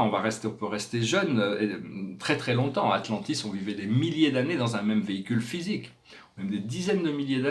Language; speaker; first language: French; native; French